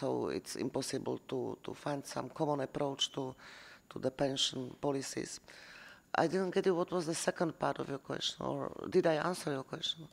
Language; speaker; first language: English; non-native, fluent; Slovak